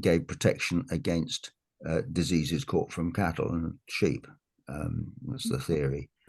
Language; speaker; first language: English; native; English